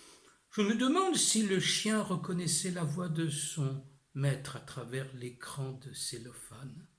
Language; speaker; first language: French; native; French